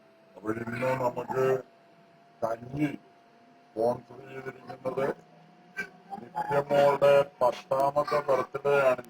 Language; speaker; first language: Malayalam; native; Malayalam